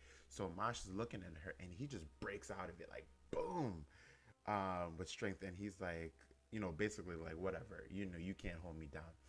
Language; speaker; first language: English; native; English